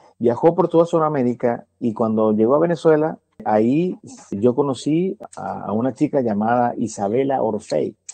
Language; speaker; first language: Spanish; native; Spanish